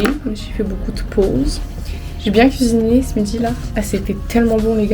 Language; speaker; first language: French; native; French